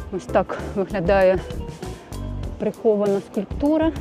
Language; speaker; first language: Ukrainian; non-native, local second language; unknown